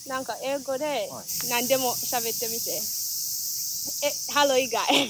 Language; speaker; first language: Japanese; non-native, fluent; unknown